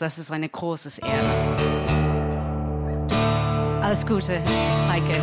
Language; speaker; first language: German; non-native, learner; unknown